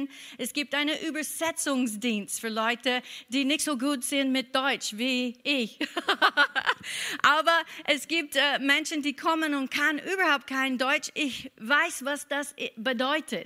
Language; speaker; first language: German; non-native, fluent; English